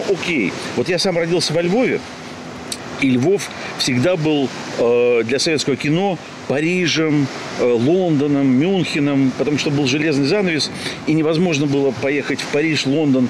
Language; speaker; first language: Russian; native; Russian